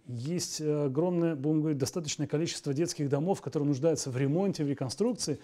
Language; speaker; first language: Russian; native; Russian